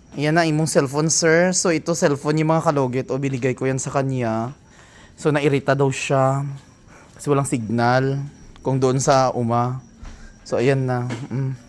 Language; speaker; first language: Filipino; non-native, local second language; Cebuano